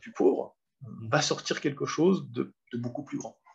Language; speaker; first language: French; native; French